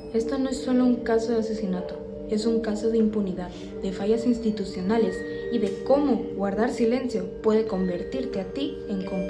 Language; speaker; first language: Spanish; native; Spanish